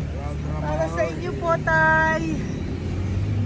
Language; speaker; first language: Filipino; native; Filipino